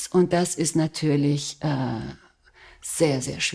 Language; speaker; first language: German; early bilingual, other home language; Spanish